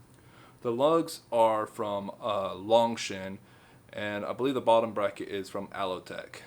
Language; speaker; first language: English; native; English